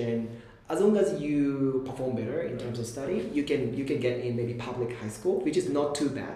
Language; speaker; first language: English; non-native, fluent; Japanese